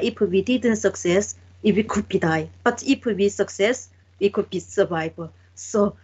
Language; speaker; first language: English; non-native, learner; Korean